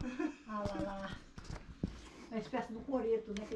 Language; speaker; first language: French; non-native, fluent; Portuguese